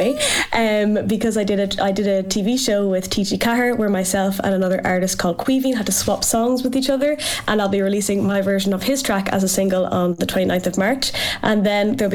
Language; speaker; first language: English; native; English